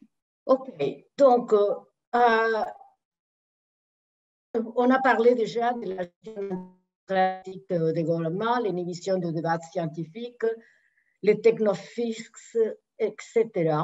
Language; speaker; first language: French; non-native, fluent; Spanish